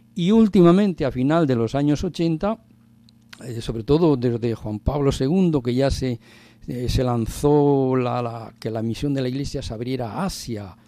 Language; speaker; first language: Spanish; native; Spanish